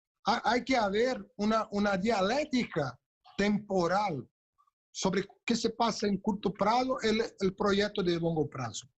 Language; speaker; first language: Spanish; non-native, local second language; Portuguese